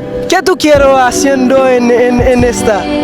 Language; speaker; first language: Spanish; non-native, learner; Haitian Creole